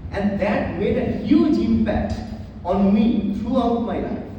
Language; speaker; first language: English; non-native, local second language; Bangla